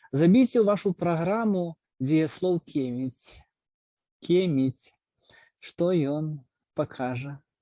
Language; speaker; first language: Belarusian; non-native, fluent; Ukrainian